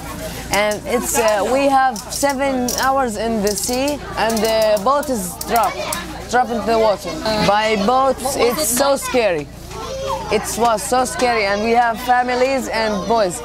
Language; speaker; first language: English; non-native, learner; Arabic